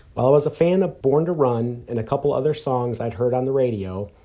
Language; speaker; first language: English; native; English